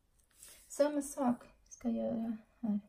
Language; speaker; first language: Swedish; non-native, learner; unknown